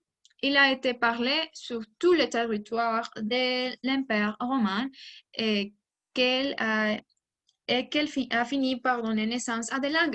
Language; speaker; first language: French; non-native, learner; Spanish